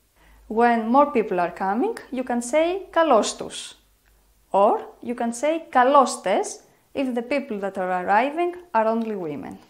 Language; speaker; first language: English; non-native, fluent; Greek